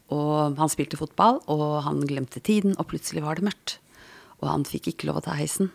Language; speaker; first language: Norwegian; native; Norwegian